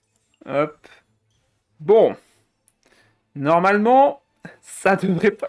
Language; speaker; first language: French; native; French